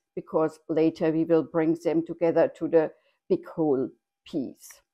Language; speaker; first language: English; non-native, fluent; German